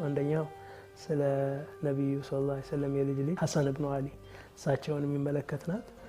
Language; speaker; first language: Amharic; native; Amharic